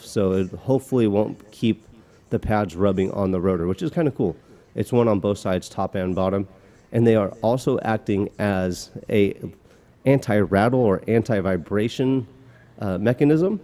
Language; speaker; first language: English; native; English